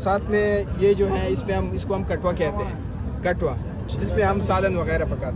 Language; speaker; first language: Hindi; non-native, local second language; Pashto